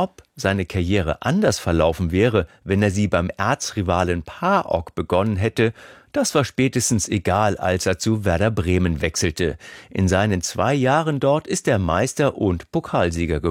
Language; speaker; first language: German; native; German